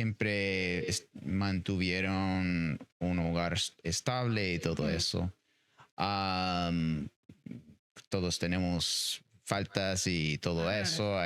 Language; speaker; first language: Spanish; non-native, fluent; English